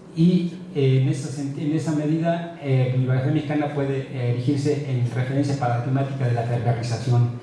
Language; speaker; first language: Spanish; native; Spanish